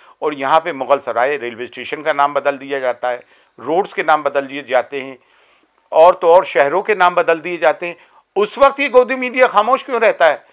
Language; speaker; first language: Urdu; native; Urdu